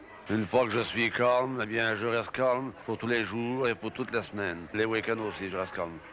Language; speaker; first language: French; native; French